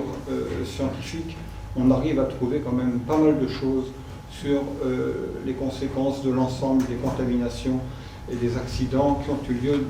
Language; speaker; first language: French; native; French